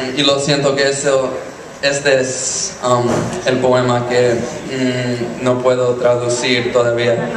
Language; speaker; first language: Spanish; non-native, learner; English